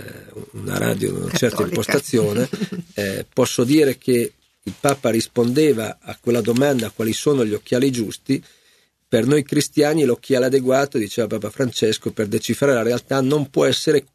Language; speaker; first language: Italian; native; Italian